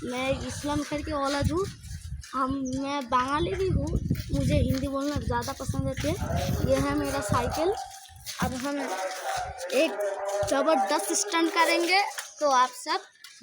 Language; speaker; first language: Hindi; non-native, learner; Bangla